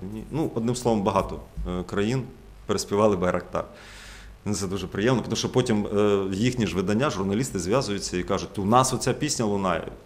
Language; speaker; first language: Ukrainian; native; Ukrainian